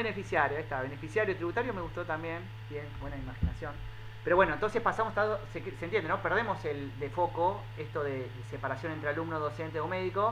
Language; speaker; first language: Spanish; native; Spanish